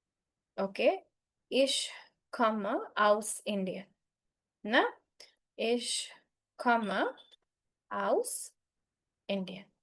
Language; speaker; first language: German; non-native, fluent; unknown